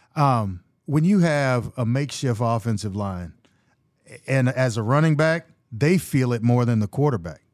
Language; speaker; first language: English; native; English